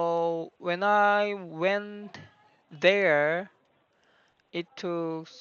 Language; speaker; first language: English; non-native, learner; Korean